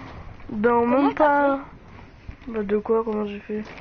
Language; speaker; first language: French; native; French